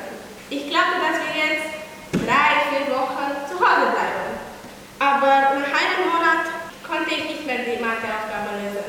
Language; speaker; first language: German; non-native, local second language; Romanian